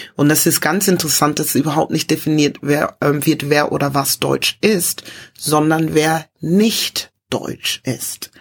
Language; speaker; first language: German; early bilingual, other home language; English